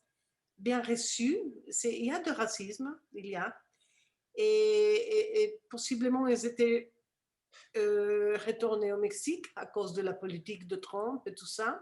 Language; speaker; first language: French; non-native, fluent; Spanish